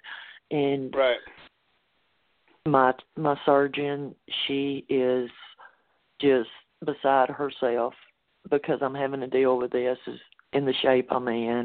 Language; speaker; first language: English; native; English